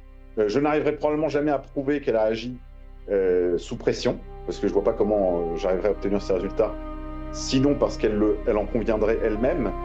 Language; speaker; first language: French; native; French